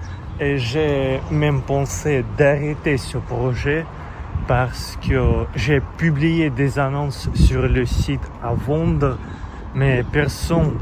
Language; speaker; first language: French; non-native, fluent; Russian